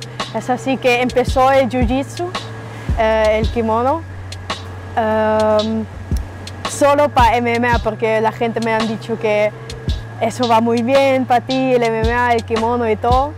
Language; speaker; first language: Spanish; non-native, learner; German